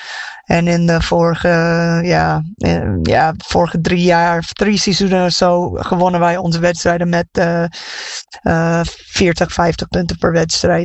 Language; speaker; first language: Dutch; non-native, fluent; English